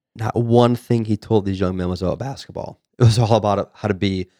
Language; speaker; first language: English; native; English